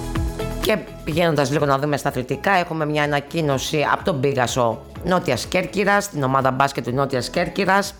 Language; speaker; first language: Greek; native; Greek